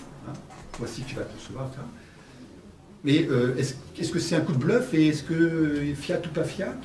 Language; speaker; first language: French; native; French